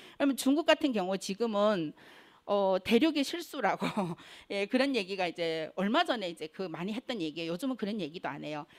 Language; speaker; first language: Korean; native; Korean